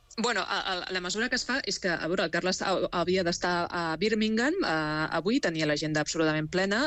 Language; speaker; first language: Catalan; non-native, local second language; Spanish